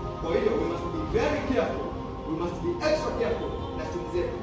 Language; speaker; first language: English; non-native, local second language; Swahili